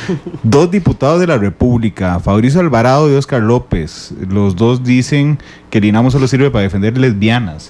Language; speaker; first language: Spanish; native; Spanish